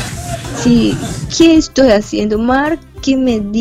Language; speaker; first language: Spanish; non-native, fluent; Japanese